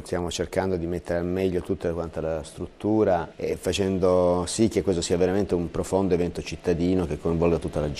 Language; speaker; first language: Italian; native; Italian